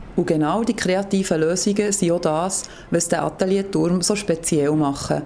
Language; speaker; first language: German; native; German